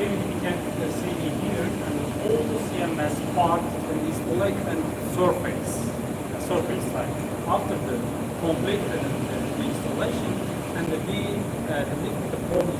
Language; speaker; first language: English; non-native, fluent; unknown